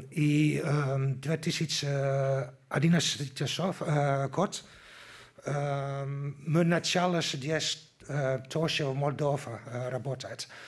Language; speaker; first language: Russian; non-native, learner; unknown